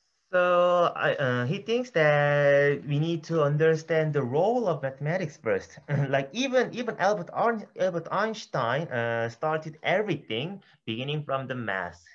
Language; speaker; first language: English; non-native, fluent; Korean